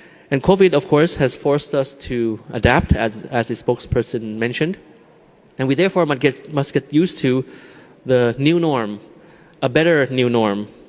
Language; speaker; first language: English; non-native, fluent; Thai